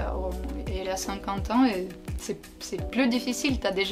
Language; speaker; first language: French; non-native, learner; Ukrainian